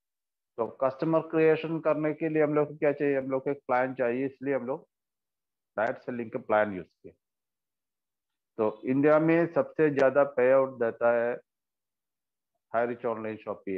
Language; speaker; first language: Hindi; non-native, local second language; Malayalam